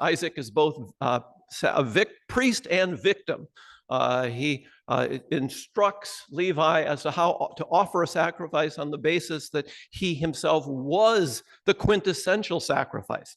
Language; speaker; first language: English; native; English